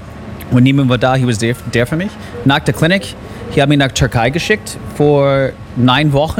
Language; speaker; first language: German; non-native, learner; English